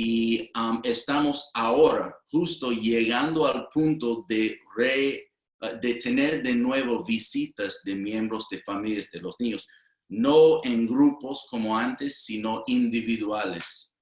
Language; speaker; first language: Spanish; non-native, fluent; English